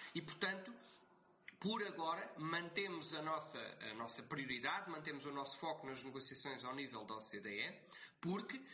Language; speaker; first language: Portuguese; native; Portuguese